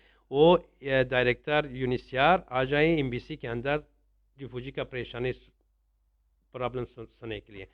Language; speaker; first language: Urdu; non-native, learner; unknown